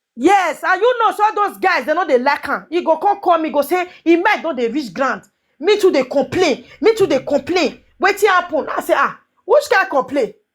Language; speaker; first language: Nigerian Pidgin; native; Nigerian Pidgin